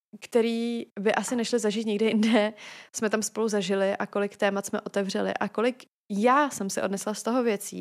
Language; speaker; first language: Czech; native; Czech